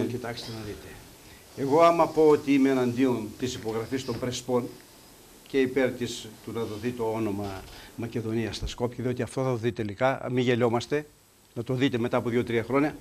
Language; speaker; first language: Greek; native; Greek